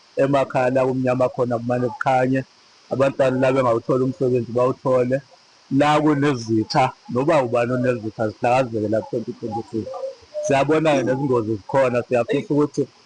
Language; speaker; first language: Zulu; native; Zulu